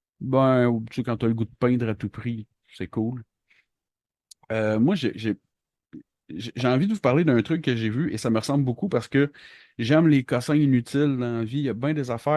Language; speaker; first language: French; native; French